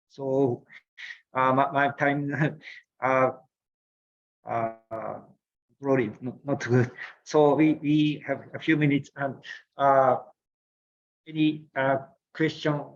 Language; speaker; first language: English; non-native, learner; Japanese